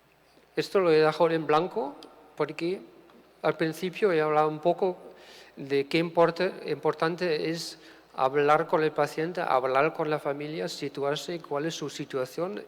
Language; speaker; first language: Spanish; non-native, fluent; German